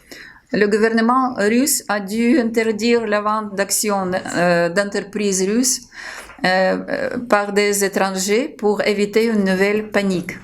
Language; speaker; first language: French; non-native, fluent; Ukrainian